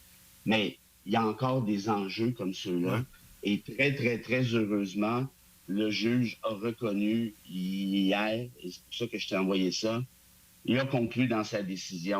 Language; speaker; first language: French; native; French